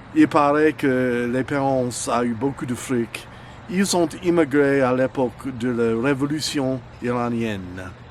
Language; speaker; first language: French; non-native, fluent; English